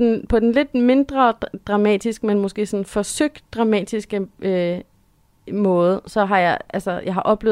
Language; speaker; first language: Danish; native; Danish